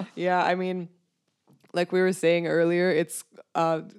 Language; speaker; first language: English; non-native, fluent; Romanian